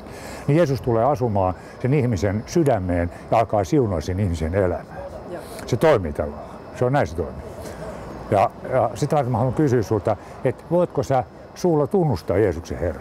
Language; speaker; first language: Finnish; native; Finnish